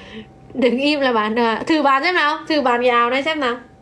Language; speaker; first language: Vietnamese; native; Vietnamese